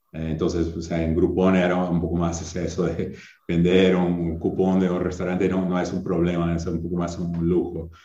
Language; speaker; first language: Spanish; non-native, fluent; English